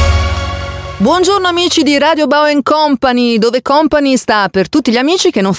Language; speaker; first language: Italian; native; Italian